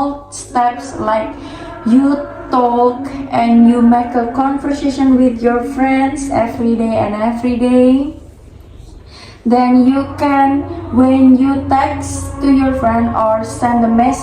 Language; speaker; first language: English; non-native, learner; Indonesian